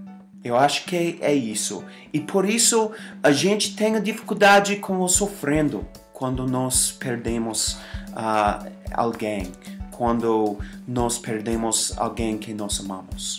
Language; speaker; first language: Portuguese; non-native, fluent; English